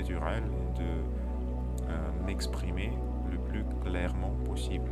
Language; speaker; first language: French; non-native, learner; Russian